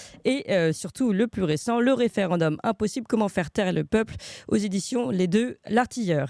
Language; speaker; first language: French; native; French